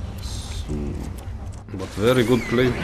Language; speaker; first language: English; non-native, learner; German